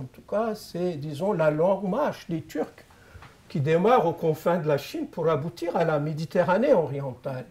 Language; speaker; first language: French; non-native, fluent; Turkish